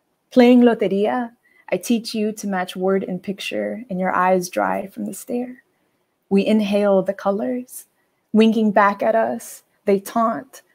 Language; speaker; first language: English; native; English